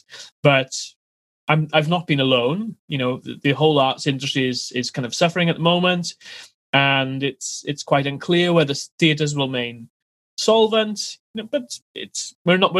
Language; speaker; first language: English; native; English